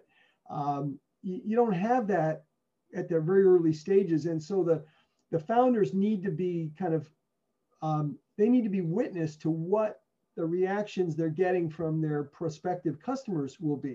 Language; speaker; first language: English; native; English